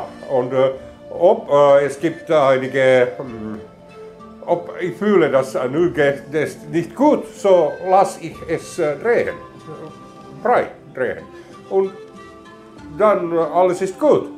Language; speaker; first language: German; non-native, learner; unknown